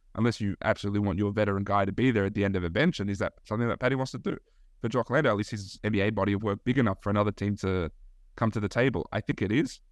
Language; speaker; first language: English; early bilingual, other home language; Turkish